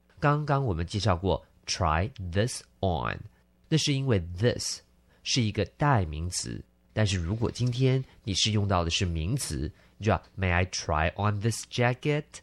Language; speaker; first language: Chinese; native; Chinese